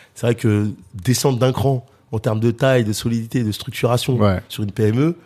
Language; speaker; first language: French; native; French